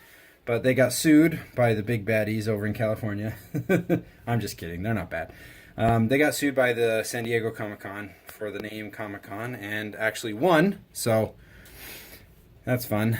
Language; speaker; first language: English; native; English